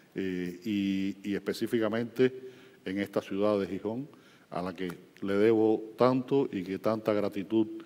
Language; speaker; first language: Spanish; native; Spanish